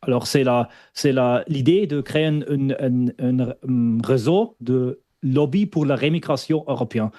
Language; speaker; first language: French; non-native, fluent; German